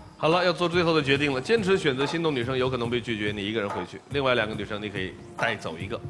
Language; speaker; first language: Chinese; native; Chinese